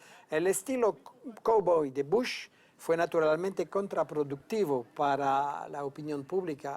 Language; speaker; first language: Spanish; non-native, fluent; French